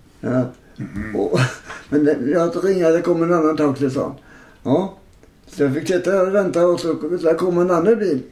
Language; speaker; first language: Swedish; native; Swedish